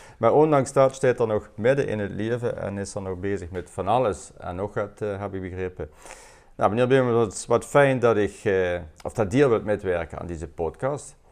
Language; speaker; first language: Dutch; native; Dutch